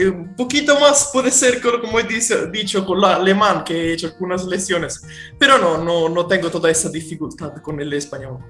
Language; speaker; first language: Spanish; non-native, fluent; Italian